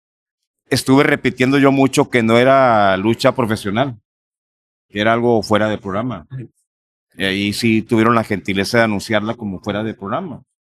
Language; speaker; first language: Spanish; native; Spanish